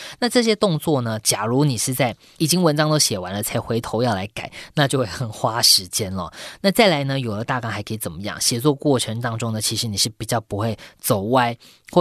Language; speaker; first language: Chinese; native; Chinese